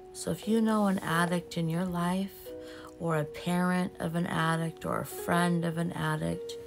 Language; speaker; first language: English; early bilingual, other home language; Portuguese